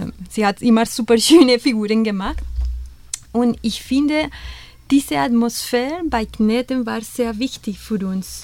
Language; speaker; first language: German; non-native, fluent; Spanish